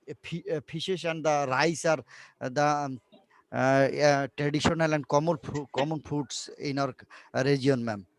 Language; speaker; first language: English; non-native, learner; Bangla